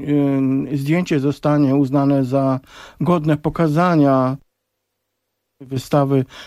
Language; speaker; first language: Polish; native; Polish